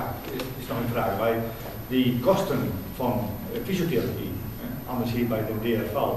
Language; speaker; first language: German; non-native, learner; Dutch